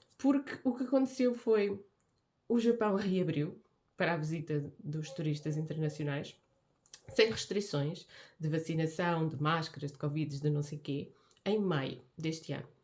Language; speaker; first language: Portuguese; native; Portuguese